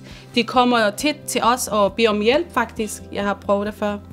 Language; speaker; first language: Danish; non-native, fluent; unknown